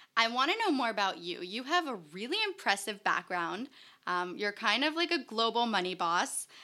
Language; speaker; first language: English; native; English